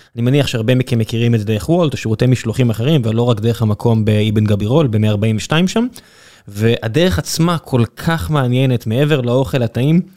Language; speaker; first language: Hebrew; native; Hebrew